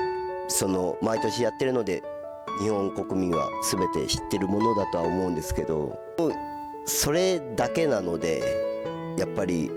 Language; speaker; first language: Japanese; native; Japanese